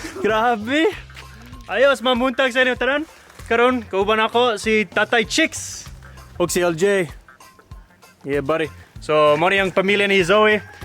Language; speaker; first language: Cebuano; non-native, fluent; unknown